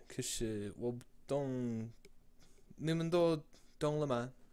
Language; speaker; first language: Chinese; non-native, learner; English